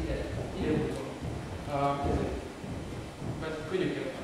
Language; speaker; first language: Hungarian; non-native, learner; Japanese